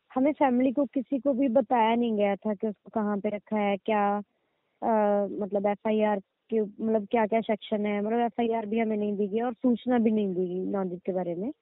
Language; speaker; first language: Hindi; native; Hindi